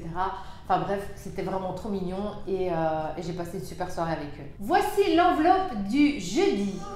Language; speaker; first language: French; native; French